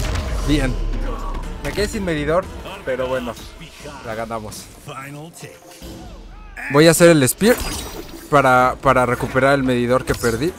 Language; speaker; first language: Spanish; native; Spanish